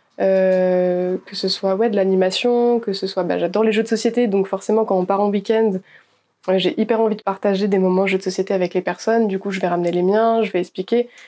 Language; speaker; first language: French; native; French